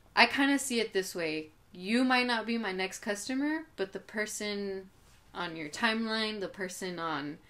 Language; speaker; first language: English; native; English